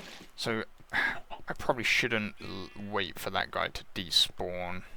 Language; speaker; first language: English; native; English